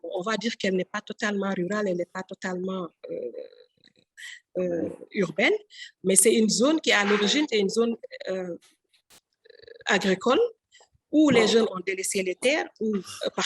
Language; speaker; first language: French; non-native, local second language; Wolof